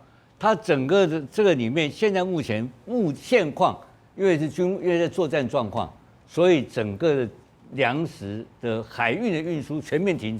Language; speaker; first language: Chinese; native; Chinese